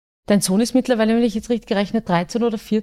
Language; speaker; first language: German; native; German